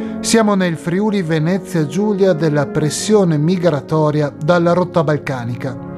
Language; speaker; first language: Italian; native; Italian